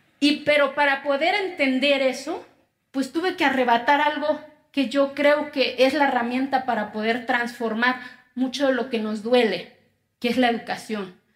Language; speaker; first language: Spanish; non-native, local second language; Zapotec